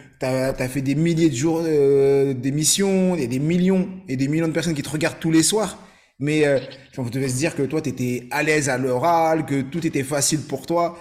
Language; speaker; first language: French; native; French